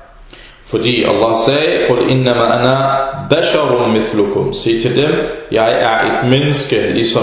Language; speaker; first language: Danish; early bilingual, other home language; Arabic